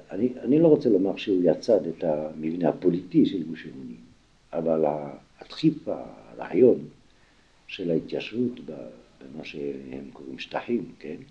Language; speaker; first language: Hebrew; non-native, fluent; French